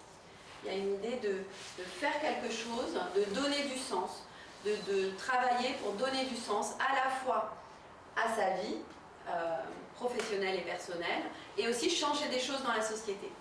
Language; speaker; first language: French; native; French